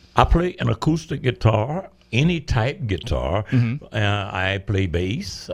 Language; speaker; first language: English; native; English